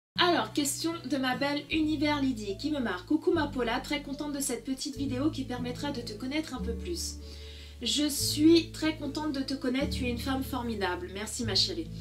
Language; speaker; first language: French; early bilingual, other home language; Portuguese